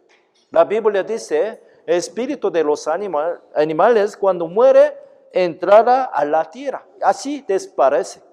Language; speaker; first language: Spanish; non-native, fluent; Korean